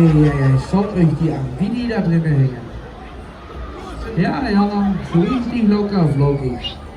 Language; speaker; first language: German; native; German